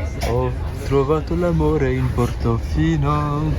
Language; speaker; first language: Italian; non-native, learner; French